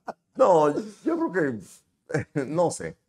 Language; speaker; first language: Spanish; native; Spanish